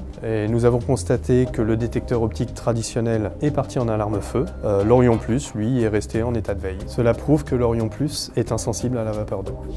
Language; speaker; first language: French; native; French